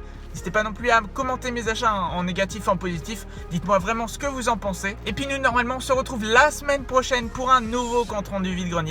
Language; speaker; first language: French; native; French